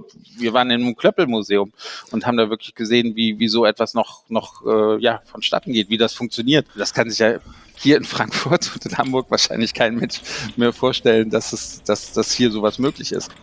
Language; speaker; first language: German; native; German